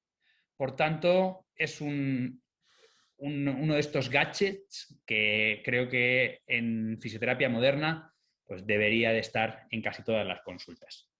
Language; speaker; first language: Spanish; native; Spanish